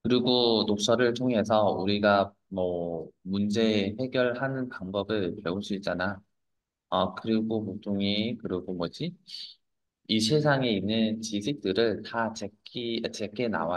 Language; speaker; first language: Korean; non-native, fluent; Vietnamese